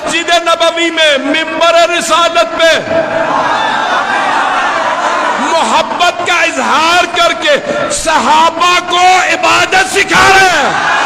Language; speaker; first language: Urdu; native; Urdu